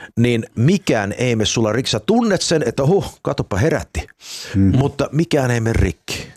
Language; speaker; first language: Finnish; early bilingual, heritage; Finnish